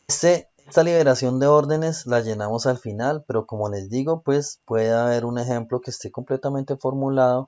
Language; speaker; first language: Spanish; native; Spanish